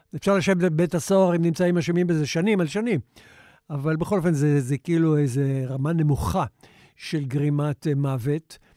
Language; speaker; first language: Hebrew; native; Hebrew